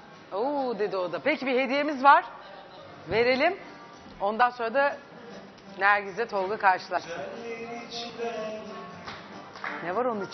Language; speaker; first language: Turkish; native; Turkish